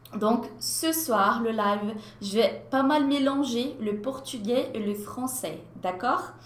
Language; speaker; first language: French; non-native, fluent; Portuguese